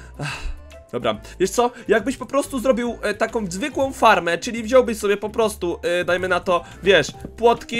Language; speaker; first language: Polish; native; Polish